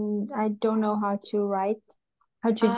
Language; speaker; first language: English; non-native, learner; Vietnamese